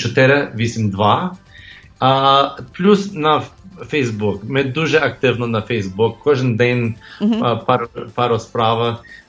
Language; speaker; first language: Ukrainian; early bilingual, heritage; English